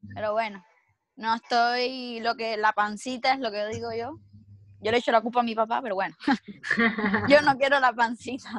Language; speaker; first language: Spanish; native; Spanish